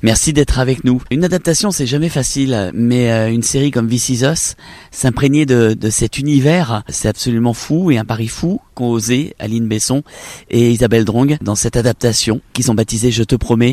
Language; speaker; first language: French; native; French